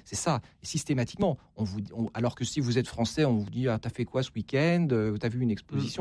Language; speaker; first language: French; native; French